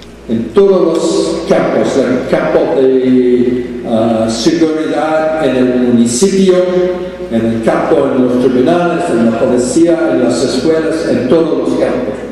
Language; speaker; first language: Spanish; non-native, fluent; English